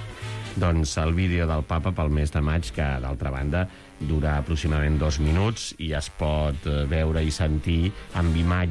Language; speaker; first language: Catalan; native; Catalan